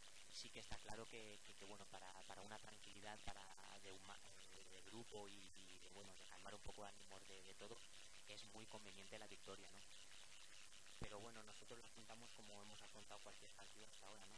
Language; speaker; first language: Spanish; native; Spanish